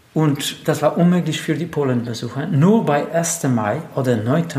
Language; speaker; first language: German; non-native, learner; Polish